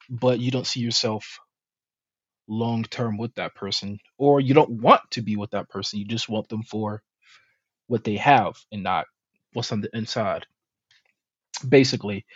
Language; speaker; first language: English; native; English